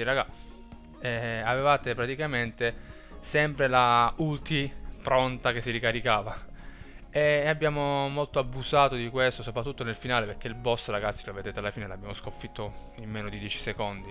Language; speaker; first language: Italian; native; Italian